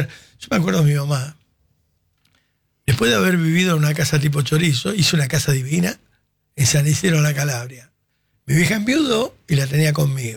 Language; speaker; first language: Spanish; native; Spanish